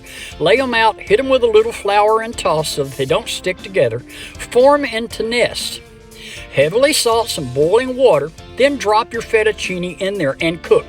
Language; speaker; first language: English; native; English